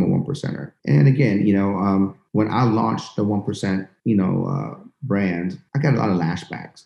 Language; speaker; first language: English; early bilingual, other home language; Persian